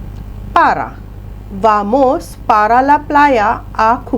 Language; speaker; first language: Spanish; non-native, fluent; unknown